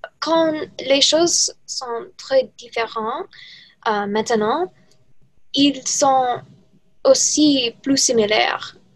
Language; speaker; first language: French; non-native, learner; English